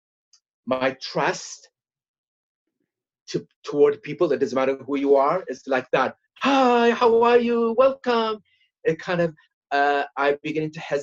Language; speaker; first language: English; non-native, fluent; Tigrinya